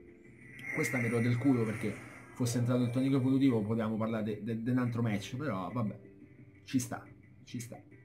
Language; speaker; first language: Italian; native; Italian